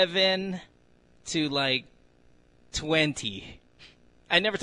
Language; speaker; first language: English; non-native, local second language; Filipino